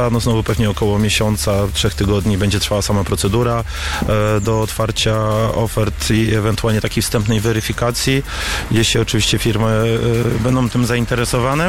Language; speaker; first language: Polish; native; Polish